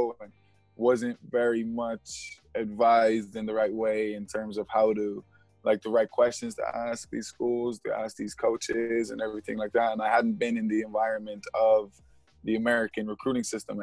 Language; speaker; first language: English; native; English